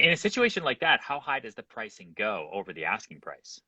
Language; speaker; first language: English; native; English